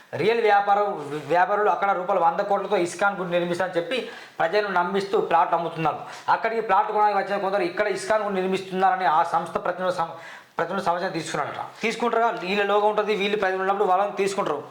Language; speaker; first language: Telugu; native; Telugu